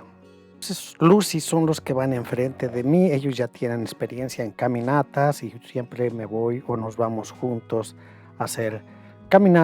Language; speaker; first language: Spanish; native; Spanish